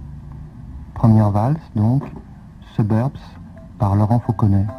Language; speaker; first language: French; native; French